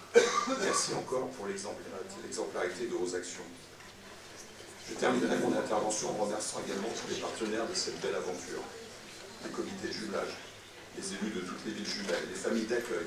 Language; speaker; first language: French; native; French